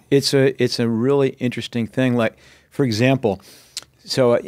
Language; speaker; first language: English; native; English